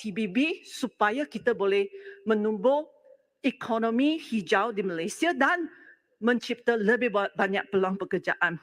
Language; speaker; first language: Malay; non-native, local second language; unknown